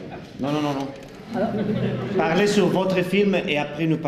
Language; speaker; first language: French; non-native, learner; Spanish